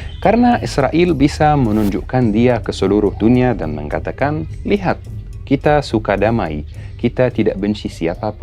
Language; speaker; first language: Indonesian; non-native, fluent; Arabic